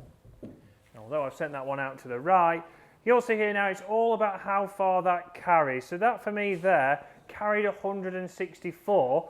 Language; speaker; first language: English; native; English